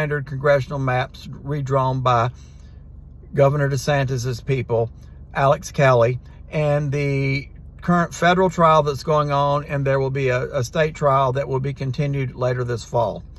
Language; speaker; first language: English; native; English